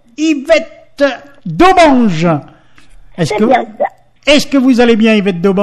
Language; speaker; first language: French; native; French